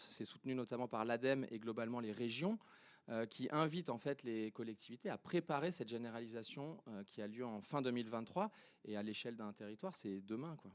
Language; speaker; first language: French; native; French